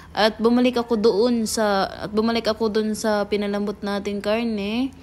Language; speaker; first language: Filipino; non-native, local second language; Cebuano